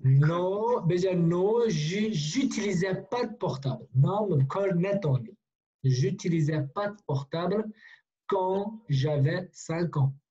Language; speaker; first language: French; non-native, fluent; Kurdish